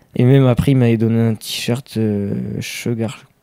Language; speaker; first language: French; native; French